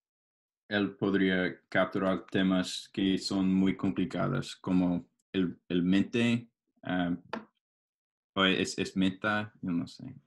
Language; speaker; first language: Spanish; non-native, learner; English